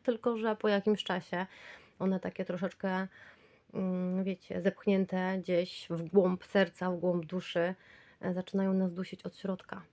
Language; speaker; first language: Polish; native; Polish